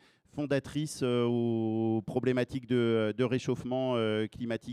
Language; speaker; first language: French; native; French